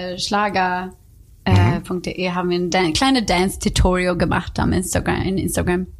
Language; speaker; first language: German; non-native, fluent; Swedish